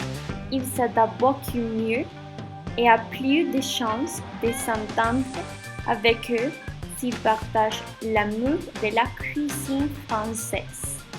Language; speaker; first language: French; non-native, learner; Spanish